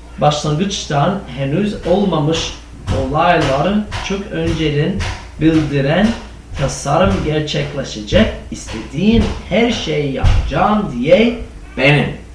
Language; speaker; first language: Turkish; non-native, fluent; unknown